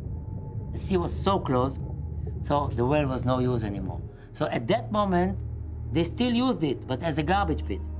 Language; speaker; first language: English; non-native, fluent; Hebrew